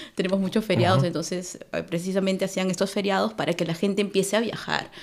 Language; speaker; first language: Spanish; native; Spanish